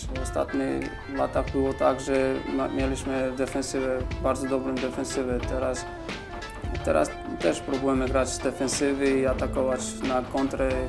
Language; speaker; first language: Polish; non-native, fluent; Georgian